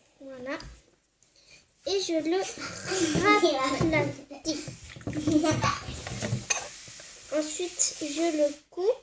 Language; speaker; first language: French; native; French